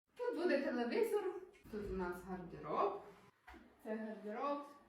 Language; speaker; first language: Ukrainian; non-native, learner; English